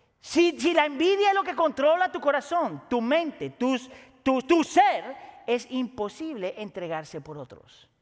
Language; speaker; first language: Spanish; native; Spanish